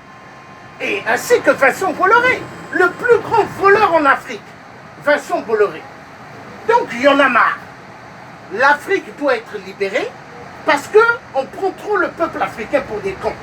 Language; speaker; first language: French; native; French